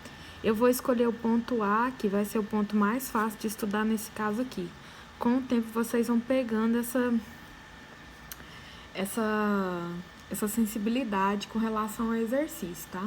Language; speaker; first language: Portuguese; native; Portuguese